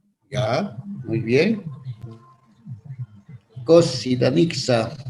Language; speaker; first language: Spanish; native; Spanish